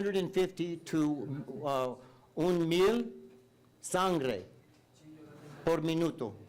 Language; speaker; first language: Spanish; non-native, learner; English